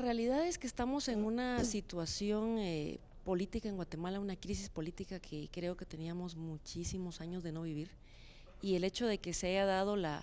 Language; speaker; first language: Spanish; native; Spanish